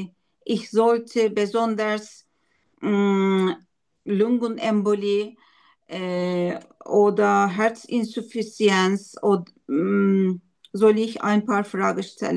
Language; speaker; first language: German; non-native, learner; Turkish